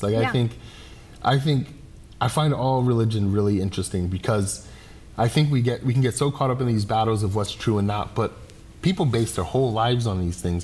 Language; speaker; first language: English; native; English